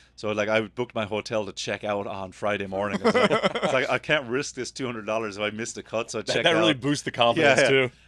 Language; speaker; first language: English; native; English